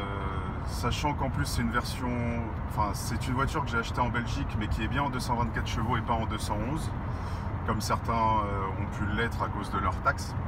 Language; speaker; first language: French; native; French